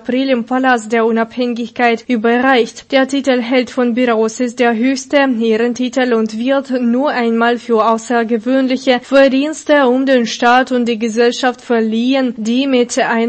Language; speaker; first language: German; non-native, fluent; Russian